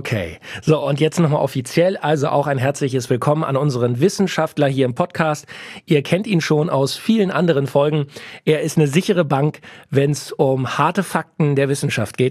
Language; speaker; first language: German; native; German